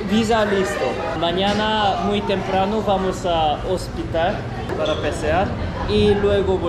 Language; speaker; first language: Spanish; non-native, learner; Korean